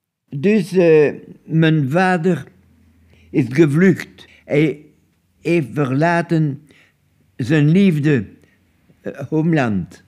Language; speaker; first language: Dutch; non-native, local second language; French